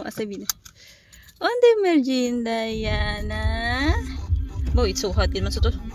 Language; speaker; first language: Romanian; non-native, learner; Filipino